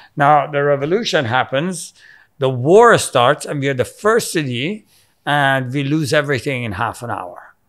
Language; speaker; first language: English; non-native, local second language; Persian